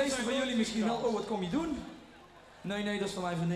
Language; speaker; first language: Dutch; native; Dutch